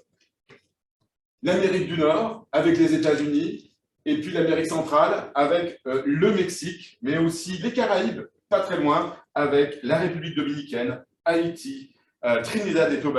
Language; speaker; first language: French; native; French